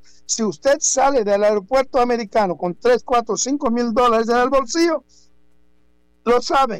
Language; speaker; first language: Spanish; non-native, fluent; Haitian Creole